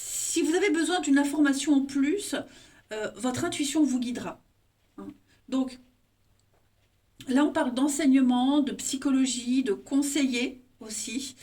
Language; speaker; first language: French; native; French